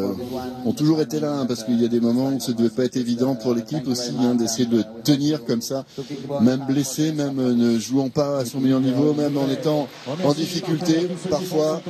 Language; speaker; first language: French; native; French